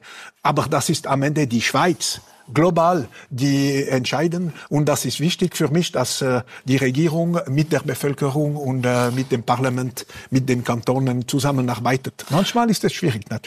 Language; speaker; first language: German; non-native, local second language; French